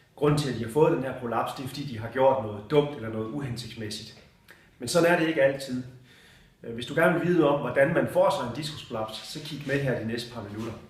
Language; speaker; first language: Danish; native; Danish